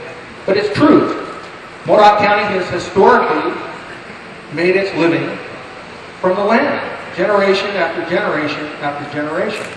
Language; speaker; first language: English; native; English